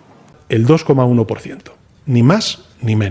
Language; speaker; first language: Spanish; native; Spanish